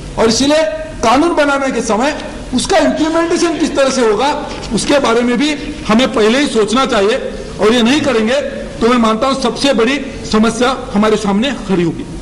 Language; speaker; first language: Hindi; non-native, local second language; Marathi